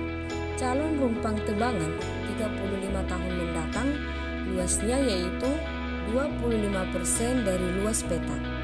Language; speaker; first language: Indonesian; native; Indonesian